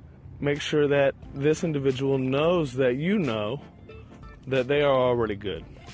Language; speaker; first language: English; native; English